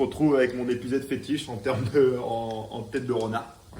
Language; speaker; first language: French; native; French